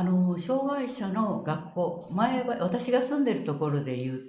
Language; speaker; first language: Japanese; early bilingual, heritage; Korean